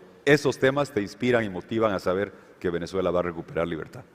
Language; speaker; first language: Spanish; native; Spanish